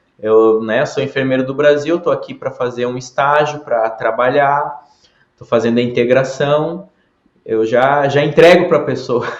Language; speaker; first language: Portuguese; native; Portuguese